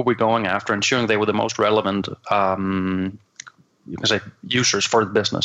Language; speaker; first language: English; non-native, fluent; Danish